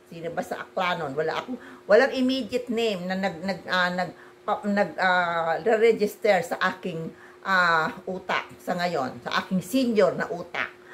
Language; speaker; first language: Filipino; native; Filipino